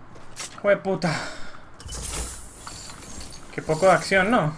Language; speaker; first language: Spanish; native; Spanish